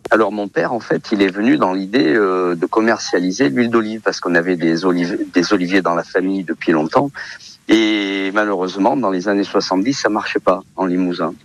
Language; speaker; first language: French; early bilingual, other home language; Portuguese